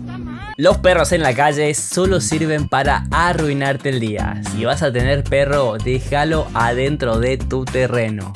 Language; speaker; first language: Spanish; native; Spanish